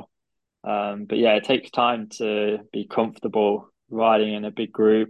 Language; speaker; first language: English; native; English